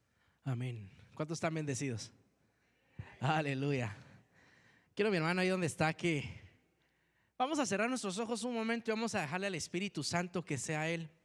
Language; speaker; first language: Spanish; native; Spanish